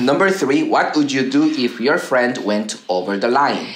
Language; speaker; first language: English; non-native, fluent; Korean